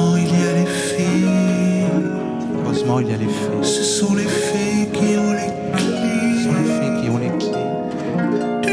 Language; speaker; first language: French; native; French